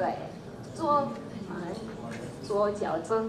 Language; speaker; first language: Chinese; non-native, learner; Georgian